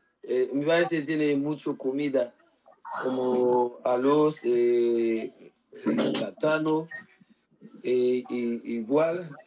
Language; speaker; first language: Spanish; non-native, learner; Haitian Creole